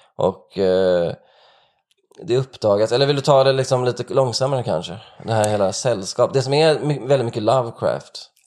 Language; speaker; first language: Swedish; native; Swedish